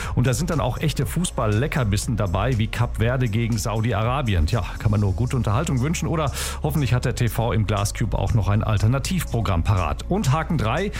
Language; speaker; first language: German; native; German